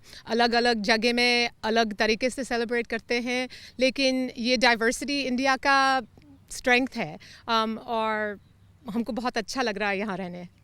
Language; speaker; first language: Hindi; early bilingual, heritage; Hindi